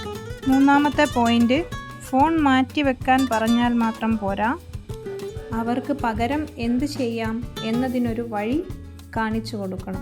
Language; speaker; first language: Malayalam; native; Malayalam